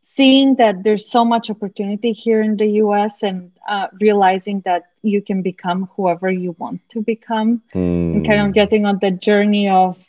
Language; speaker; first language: English; non-native, fluent; Macedonian